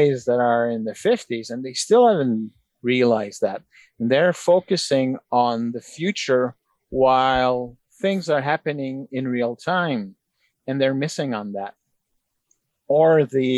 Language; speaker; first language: English; native; English